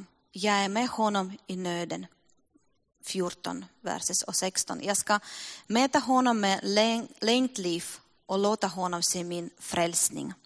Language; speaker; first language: Swedish; non-native, fluent; Russian